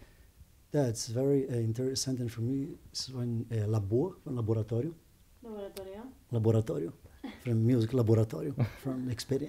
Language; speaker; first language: English; non-native, learner; Portuguese